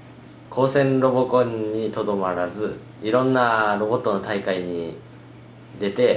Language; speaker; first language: Japanese; native; Japanese